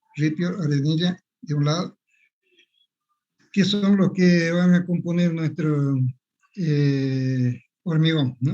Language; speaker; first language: Spanish; native; Spanish